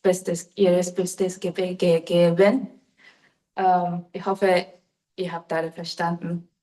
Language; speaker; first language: German; non-native, fluent; Japanese